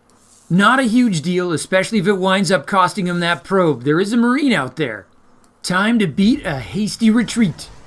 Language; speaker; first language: English; native; English